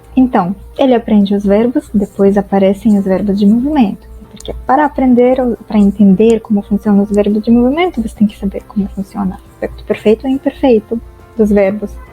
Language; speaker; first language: Portuguese; non-native, fluent; Russian